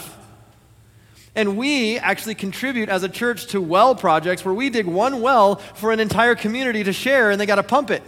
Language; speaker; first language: English; native; English